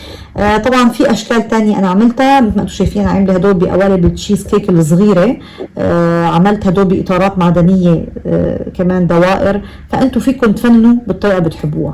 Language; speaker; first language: Arabic; native; Arabic